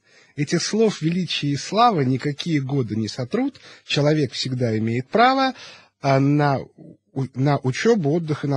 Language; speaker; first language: Russian; native; Russian